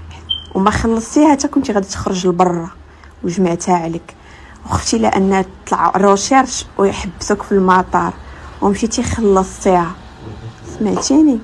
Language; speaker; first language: Arabic; native; Arabic